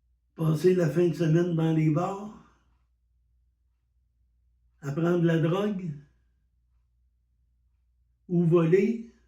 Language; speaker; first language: French; native; French